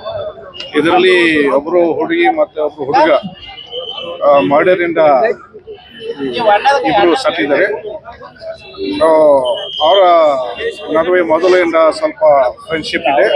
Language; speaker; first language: Kannada; non-native, local second language; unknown